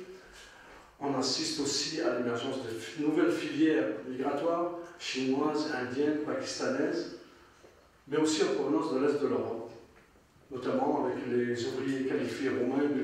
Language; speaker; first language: French; non-native, local second language; Arabic